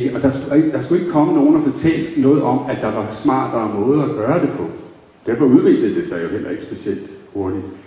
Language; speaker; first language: Danish; native; Danish